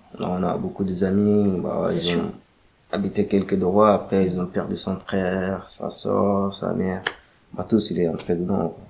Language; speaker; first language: French; non-native, learner; Arabic